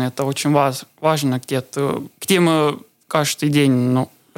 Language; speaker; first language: Russian; non-native, learner; Estonian